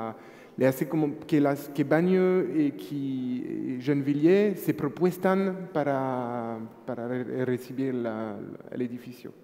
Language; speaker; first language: Spanish; non-native, fluent; French